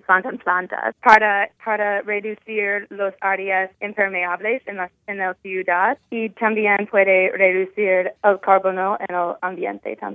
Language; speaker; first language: Spanish; non-native, learner; English